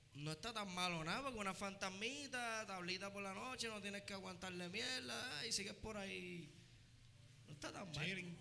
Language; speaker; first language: Spanish; native; Spanish